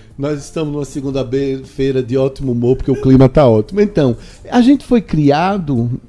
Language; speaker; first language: Portuguese; native; Portuguese